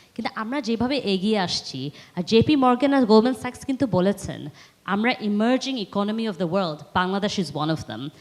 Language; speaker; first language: Bangla; early bilingual, heritage; Bangla